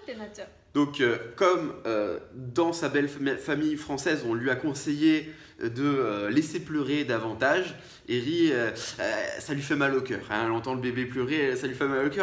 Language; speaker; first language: French; native; French